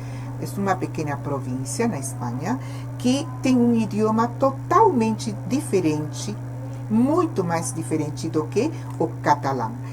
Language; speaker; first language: Portuguese; non-native, fluent; Spanish